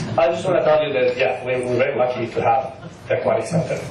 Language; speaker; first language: English; non-native, fluent; Spanish